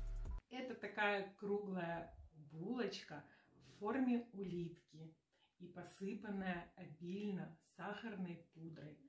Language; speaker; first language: Russian; native; Russian